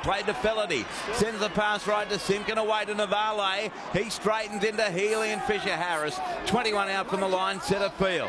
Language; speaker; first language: English; native; English